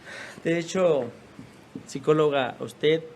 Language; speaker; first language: Spanish; native; Spanish